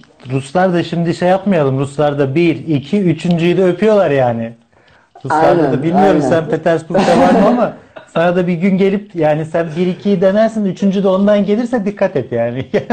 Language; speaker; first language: Turkish; native; Turkish